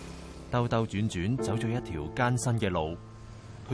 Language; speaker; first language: Cantonese; native; Cantonese